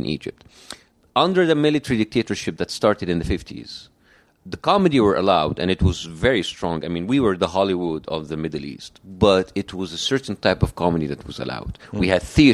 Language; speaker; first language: English; non-native, fluent; Arabic